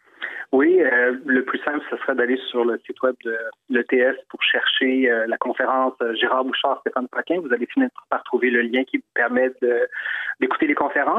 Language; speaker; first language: French; native; French